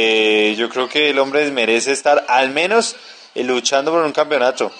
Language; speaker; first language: Spanish; native; Spanish